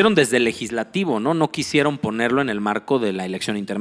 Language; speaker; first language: Spanish; native; Spanish